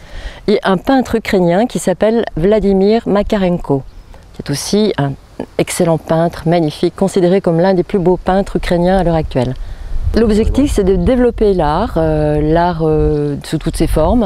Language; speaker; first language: French; native; French